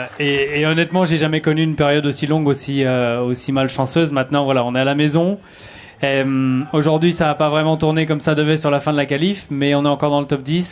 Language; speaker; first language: French; native; French